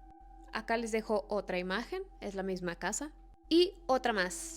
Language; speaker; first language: Spanish; native; Spanish